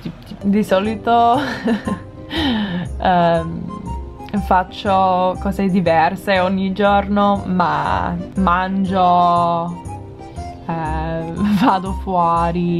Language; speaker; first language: Italian; non-native, learner; English